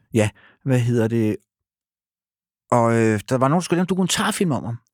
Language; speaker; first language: Danish; native; Danish